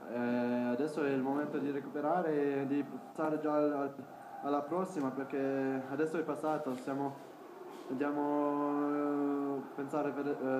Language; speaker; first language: Italian; non-native, fluent; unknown